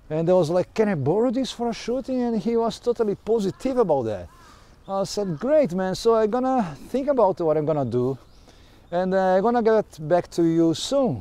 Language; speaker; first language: English; non-native, fluent; Portuguese